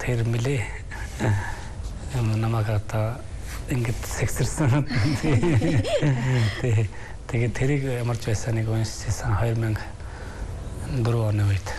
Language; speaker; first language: Mongolian; non-native, fluent; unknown